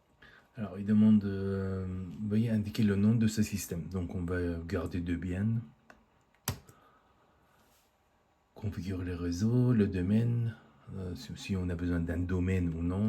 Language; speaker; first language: French; native; French